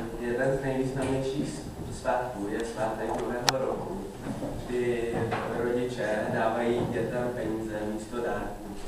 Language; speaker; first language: Czech; early bilingual, other home language; Vietnamese